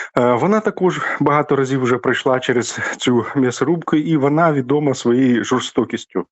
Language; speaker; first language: Ukrainian; native; Ukrainian